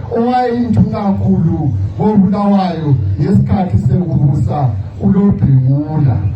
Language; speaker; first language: North Ndebele; native; North Ndebele